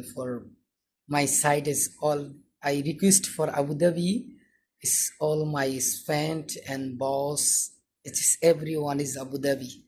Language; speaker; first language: English; non-native, learner; Bangla